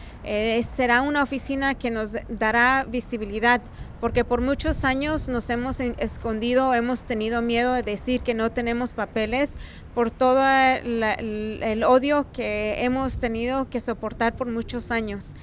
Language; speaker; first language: Spanish; native; Spanish